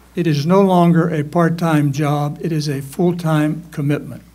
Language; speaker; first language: English; native; English